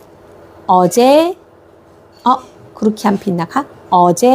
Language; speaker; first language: Korean; non-native, fluent; Thai